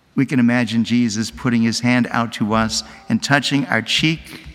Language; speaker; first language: English; native; English